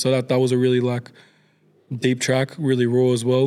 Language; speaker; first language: English; native; English